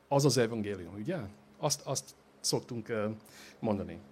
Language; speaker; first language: Hungarian; non-native, fluent; English